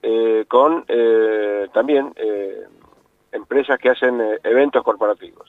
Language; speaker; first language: Spanish; native; Spanish